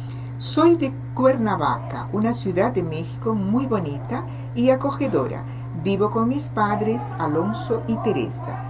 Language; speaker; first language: Spanish; non-native, fluent; Portuguese